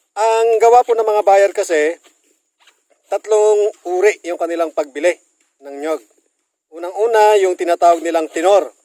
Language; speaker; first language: Filipino; native; Filipino